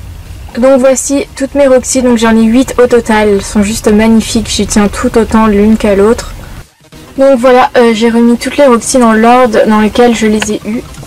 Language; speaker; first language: French; native; French